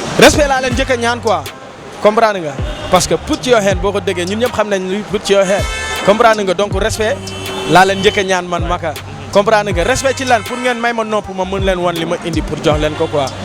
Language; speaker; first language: Wolof; non-native, local second language; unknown